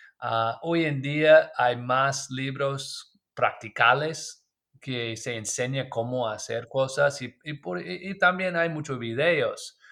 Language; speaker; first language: Spanish; non-native, learner; English